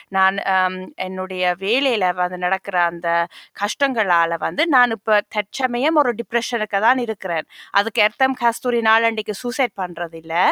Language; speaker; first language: Tamil; native; Tamil